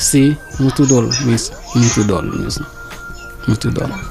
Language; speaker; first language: Portuguese; non-native, learner; Haitian Creole